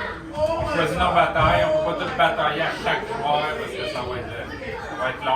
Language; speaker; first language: French; native; French